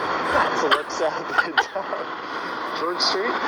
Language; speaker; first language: English; native; English